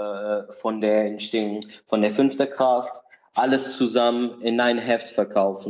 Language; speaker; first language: German; non-native, learner; Portuguese